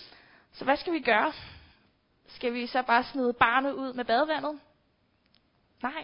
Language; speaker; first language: Danish; native; Danish